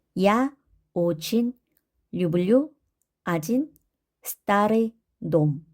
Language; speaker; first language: Russian; non-native, fluent; Korean